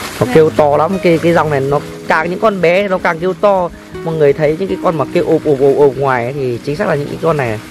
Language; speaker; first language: Vietnamese; non-native, local second language; Tày